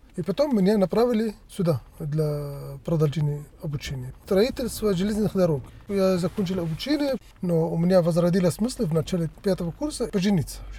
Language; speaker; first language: Russian; non-native, fluent; Arabic